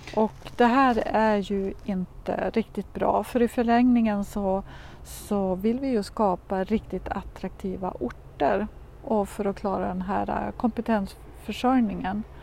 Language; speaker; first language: Swedish; native; Swedish